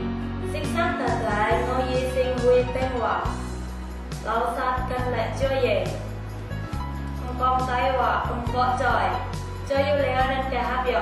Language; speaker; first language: Cantonese; non-native, learner; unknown